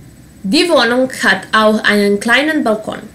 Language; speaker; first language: German; non-native, fluent; Serbian